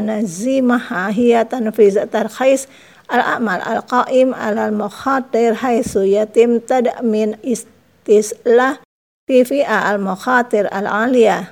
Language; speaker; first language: Arabic; non-native, fluent; Indonesian